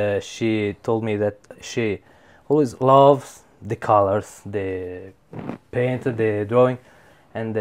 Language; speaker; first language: English; non-native, learner; Italian